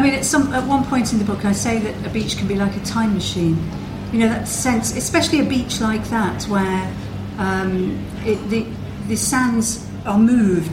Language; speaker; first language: English; native; English